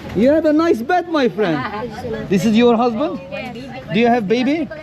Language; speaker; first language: English; non-native, learner; Turkish